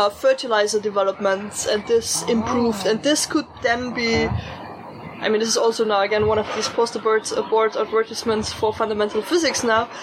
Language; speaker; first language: English; early bilingual, other home language; German